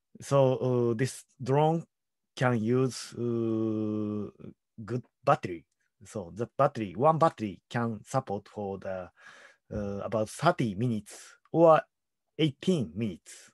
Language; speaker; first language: English; non-native, learner; Japanese